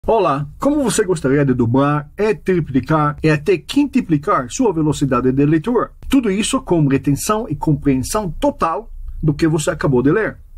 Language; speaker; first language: Portuguese; non-native, fluent; Hebrew